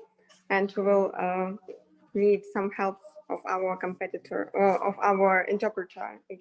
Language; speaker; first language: English; non-native, fluent; Russian